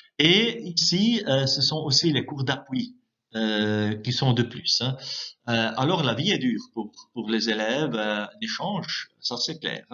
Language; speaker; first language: French; non-native, local second language; German